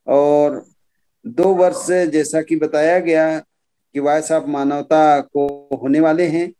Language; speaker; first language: Hindi; native; Hindi